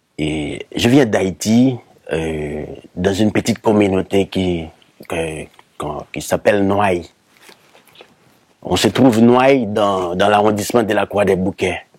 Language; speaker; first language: French; non-native, local second language; Haitian Creole